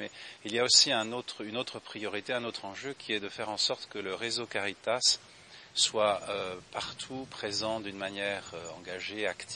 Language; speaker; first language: French; native; French